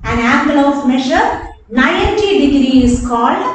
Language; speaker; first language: English; non-native, local second language; Malayalam